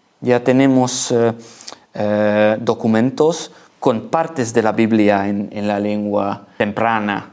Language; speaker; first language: Spanish; non-native, learner; Hungarian